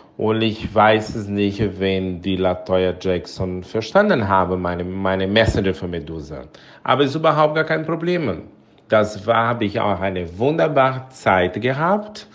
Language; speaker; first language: German; non-native, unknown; Portuguese